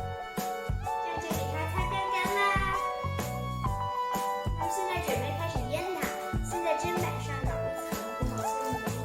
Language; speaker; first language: Chinese; early bilingual, heritage; Chinese